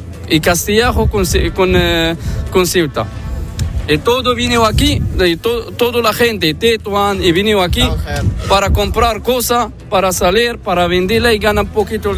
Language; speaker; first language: Spanish; non-native, learner; Arabic